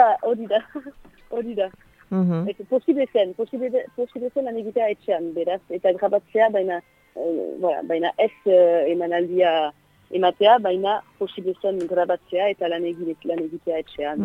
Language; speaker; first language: Basque; non-native, local second language; French